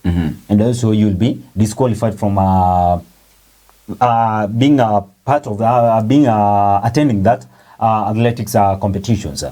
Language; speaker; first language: English; non-native, local second language; Swahili